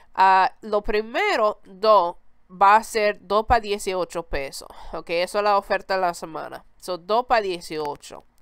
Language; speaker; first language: Spanish; early bilingual, heritage; Spanish